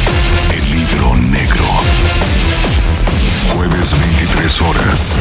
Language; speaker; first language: Spanish; native; Spanish